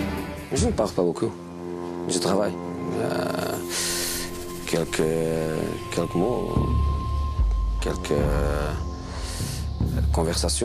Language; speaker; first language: French; non-native, fluent; Portuguese